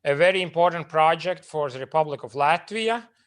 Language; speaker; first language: English; non-native, fluent; Latvian